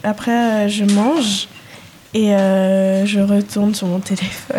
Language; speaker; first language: French; native; French